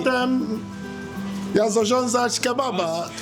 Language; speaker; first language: Polish; non-native, learner; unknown